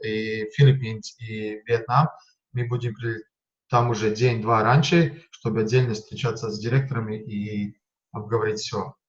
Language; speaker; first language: Russian; non-native, fluent; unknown